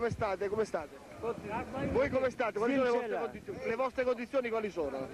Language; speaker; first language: Italian; native; Italian